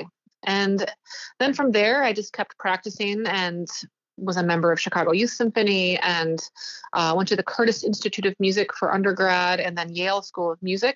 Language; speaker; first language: English; native; English